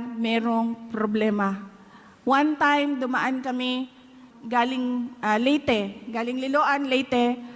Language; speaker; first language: Filipino; non-native, local second language; Cebuano